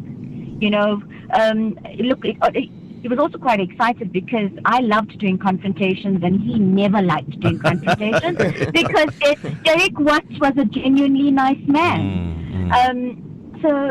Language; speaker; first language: English; native; English